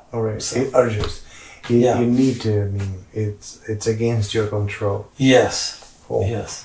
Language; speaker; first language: English; non-native, fluent; Portuguese